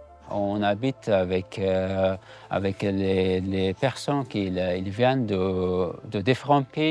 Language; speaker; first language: French; non-native, learner; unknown